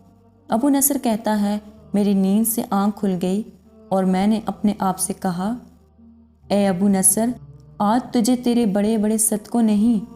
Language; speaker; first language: Urdu; native; Urdu